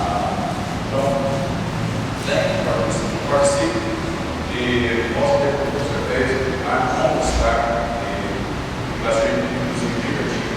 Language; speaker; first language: Portuguese; non-native, learner; English